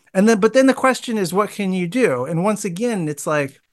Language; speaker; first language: English; native; English